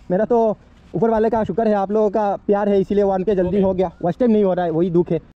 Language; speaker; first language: Hindi; non-native, local second language; Bangla